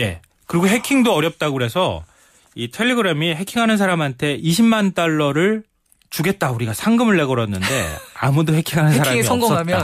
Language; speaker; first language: Korean; native; Korean